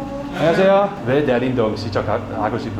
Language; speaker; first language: Korean; non-native, learner; Dutch